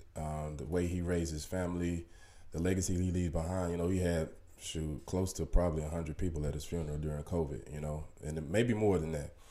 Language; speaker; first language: English; native; English